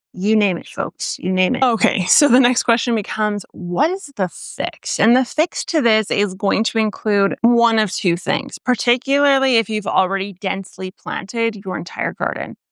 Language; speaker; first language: English; native; English